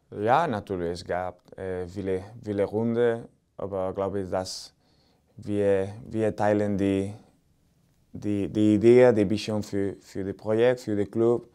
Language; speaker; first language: German; non-native, learner; Spanish